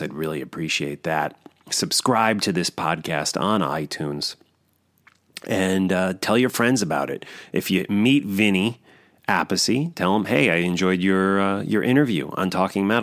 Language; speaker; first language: English; native; English